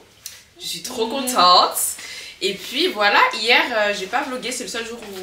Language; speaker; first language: French; native; French